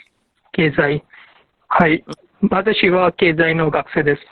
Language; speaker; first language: Japanese; non-native, learner; Hindi